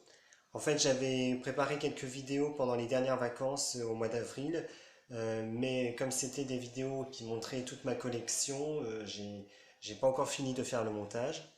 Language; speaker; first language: French; native; French